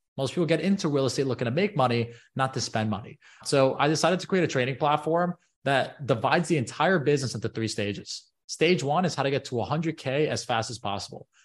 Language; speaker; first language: English; native; English